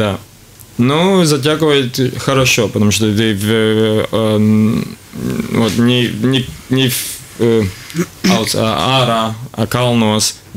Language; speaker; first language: Russian; non-native, local second language; Latvian